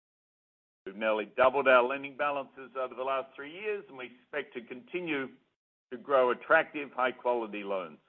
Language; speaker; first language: English; native; English